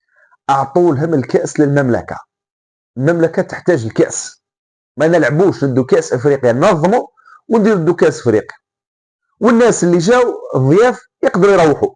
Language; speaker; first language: Arabic; native; Arabic